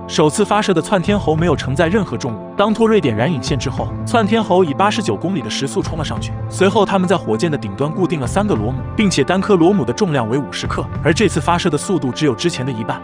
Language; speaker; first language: Chinese; native; Chinese